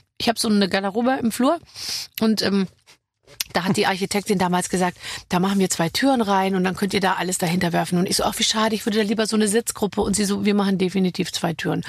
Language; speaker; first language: German; native; German